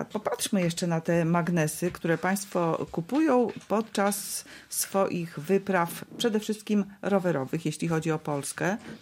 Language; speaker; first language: Polish; native; Polish